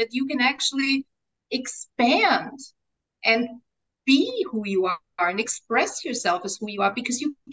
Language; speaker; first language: English; non-native, fluent; German